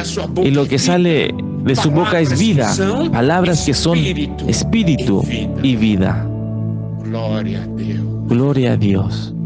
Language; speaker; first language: Spanish; non-native, fluent; Portuguese